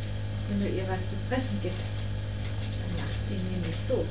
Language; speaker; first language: German; native; German